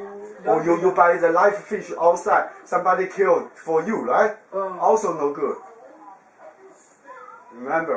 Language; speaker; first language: English; non-native, learner; Chinese